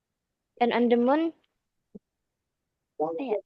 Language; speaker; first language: English; non-native, learner; Indonesian